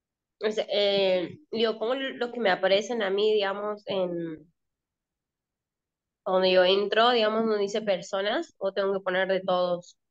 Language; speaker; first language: Spanish; native; Spanish